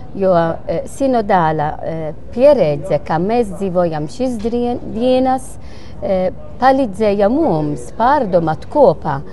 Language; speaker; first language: Latvian; non-native, learner; Maltese